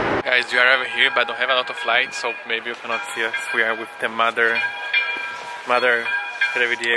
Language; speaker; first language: English; non-native, learner; Portuguese